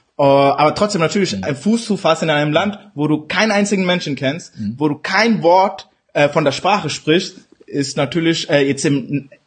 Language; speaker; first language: German; early bilingual, other home language; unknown